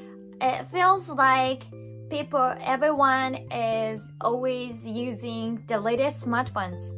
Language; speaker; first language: English; non-native, fluent; Japanese